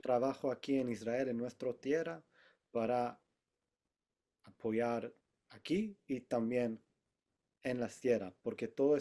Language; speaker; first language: Spanish; non-native, fluent; Hebrew